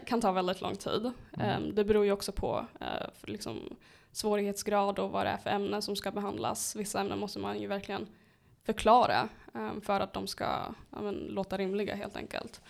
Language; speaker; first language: Swedish; native; Swedish